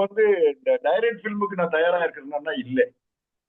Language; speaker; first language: Tamil; native; Tamil